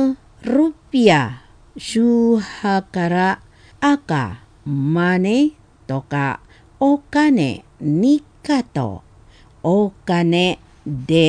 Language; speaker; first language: Japanese; non-native, fluent; Indonesian